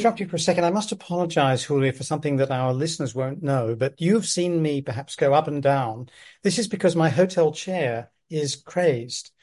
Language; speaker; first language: English; native; English